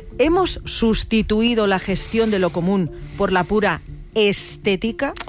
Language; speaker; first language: Spanish; native; Spanish